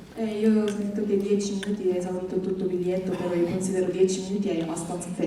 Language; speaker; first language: Italian; non-native, fluent; Korean